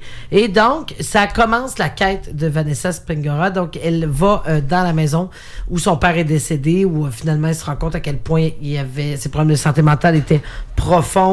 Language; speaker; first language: French; native; French